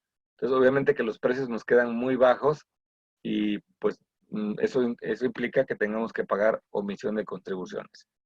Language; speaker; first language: Spanish; native; Spanish